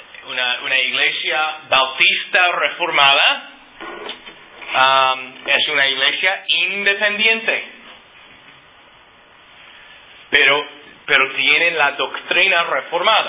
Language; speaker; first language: Spanish; non-native, fluent; English